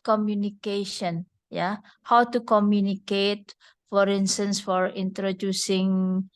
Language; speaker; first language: English; non-native, fluent; Indonesian